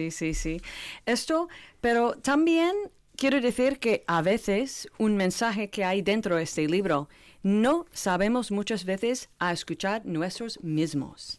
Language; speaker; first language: Spanish; non-native, learner; English